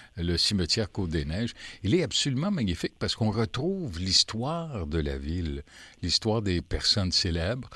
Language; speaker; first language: French; native; French